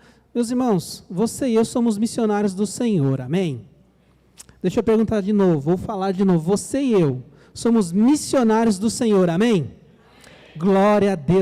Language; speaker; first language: Portuguese; native; Portuguese